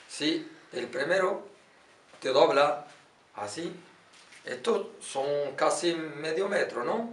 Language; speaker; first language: Spanish; non-native, learner; Arabic